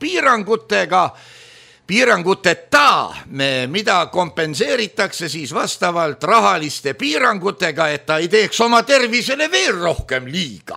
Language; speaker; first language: Estonian; native; Estonian